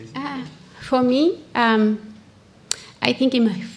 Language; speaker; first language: English; non-native, fluent; Spanish